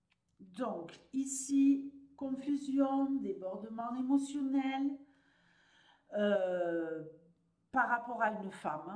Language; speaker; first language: French; native; French